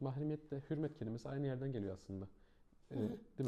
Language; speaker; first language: Turkish; native; Turkish